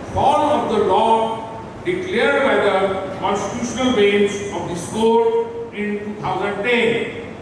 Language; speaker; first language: English; non-native, local second language; Marathi